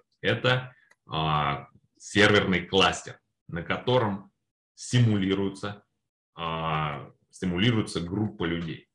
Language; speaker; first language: Russian; native; Russian